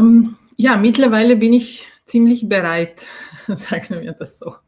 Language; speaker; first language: German; non-native, fluent; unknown